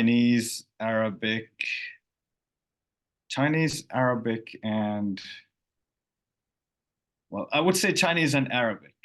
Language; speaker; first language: English; non-native, fluent; Finnish